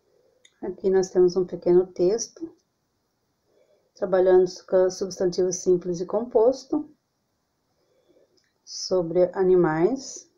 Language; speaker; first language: Portuguese; native; Portuguese